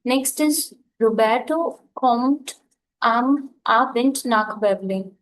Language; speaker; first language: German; non-native, fluent; Hindi